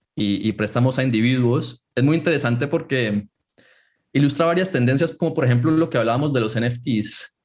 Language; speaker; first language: Spanish; native; Spanish